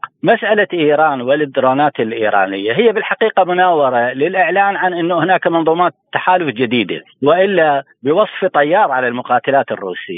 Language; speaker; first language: Arabic; native; Arabic